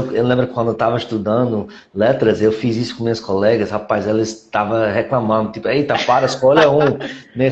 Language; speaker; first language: Portuguese; non-native, fluent; English